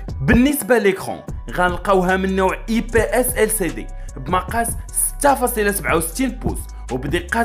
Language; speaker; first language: Arabic; native; Arabic